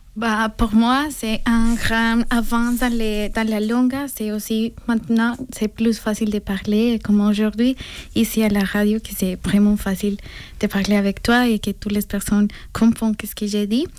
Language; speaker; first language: French; non-native, learner; Spanish